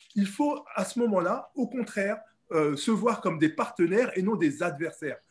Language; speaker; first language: French; native; French